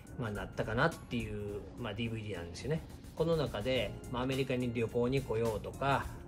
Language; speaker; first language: Japanese; native; Japanese